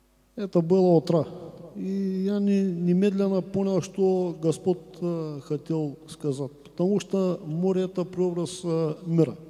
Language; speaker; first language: Russian; non-native, learner; Bulgarian